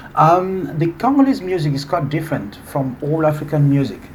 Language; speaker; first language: English; non-native, fluent; Lingala